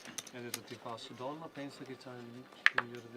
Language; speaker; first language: Italian; non-native, fluent; Albanian